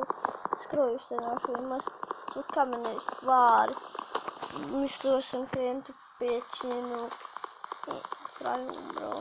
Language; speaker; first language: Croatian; early bilingual, heritage; Bosnian